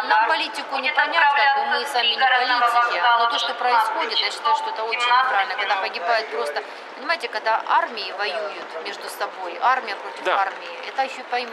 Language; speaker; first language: Russian; native; Russian